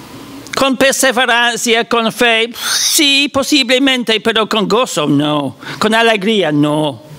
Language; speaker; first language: Spanish; non-native, fluent; English